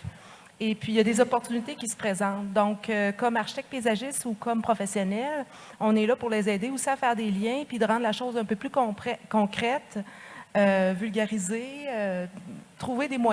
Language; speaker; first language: French; native; French